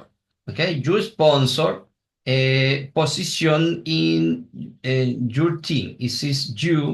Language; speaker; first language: English; non-native, learner; Spanish